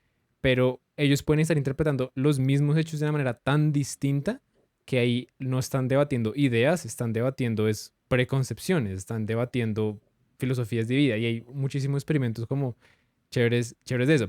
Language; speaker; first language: Spanish; native; Spanish